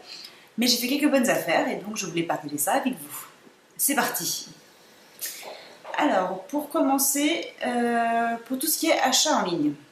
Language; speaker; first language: French; native; French